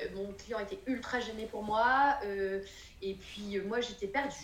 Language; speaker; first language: French; native; French